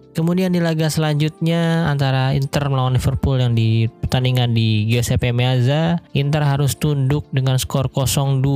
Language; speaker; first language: Indonesian; native; Indonesian